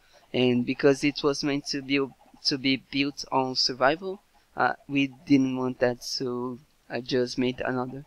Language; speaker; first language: English; non-native, fluent; Portuguese